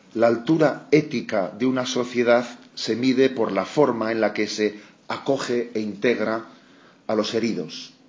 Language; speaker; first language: Spanish; non-native, local second language; Basque